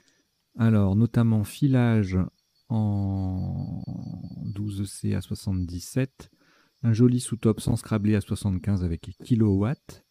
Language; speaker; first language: French; native; French